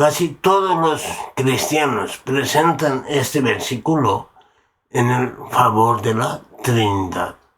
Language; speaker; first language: Spanish; non-native, learner; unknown